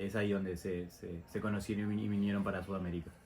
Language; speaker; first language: Spanish; native; Spanish